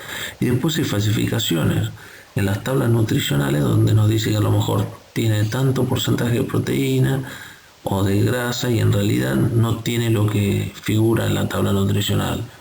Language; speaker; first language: Spanish; native; Spanish